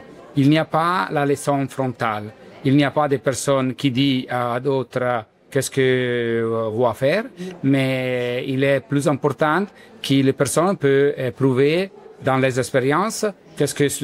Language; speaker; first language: French; non-native, learner; Italian